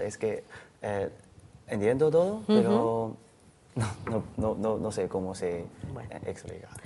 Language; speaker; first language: Spanish; non-native, learner; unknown